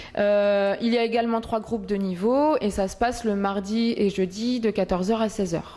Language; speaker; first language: French; native; French